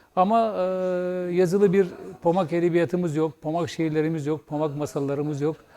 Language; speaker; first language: Turkish; non-native, local second language; Bulgarian